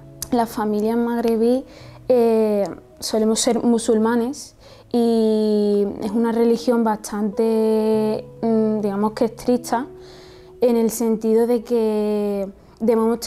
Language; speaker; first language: Spanish; early bilingual, other home language; Arabic